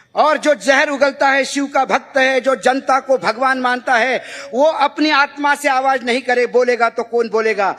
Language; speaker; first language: Hindi; non-native, local second language; Marathi